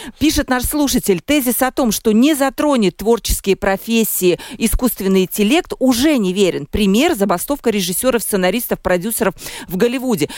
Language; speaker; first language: Russian; native; Russian